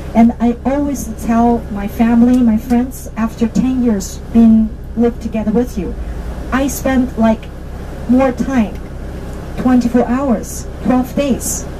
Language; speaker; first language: English; non-native, learner; Chinese